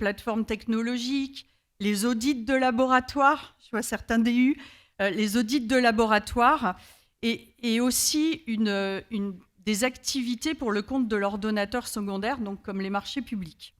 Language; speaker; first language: French; native; French